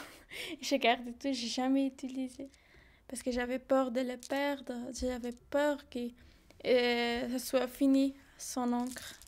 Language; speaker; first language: French; non-native, learner; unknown